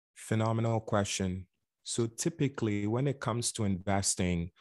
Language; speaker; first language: English; non-native, local second language; Akan